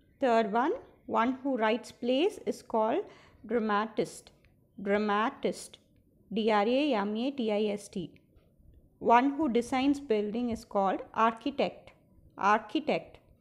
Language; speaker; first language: English; non-native, local second language; Tamil